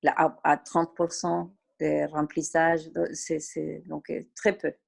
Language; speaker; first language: French; non-native, fluent; Spanish